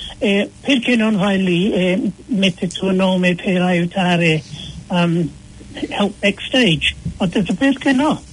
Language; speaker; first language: Italian; non-native, fluent; English